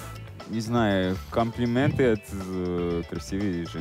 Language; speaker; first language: Russian; non-native, fluent; Latvian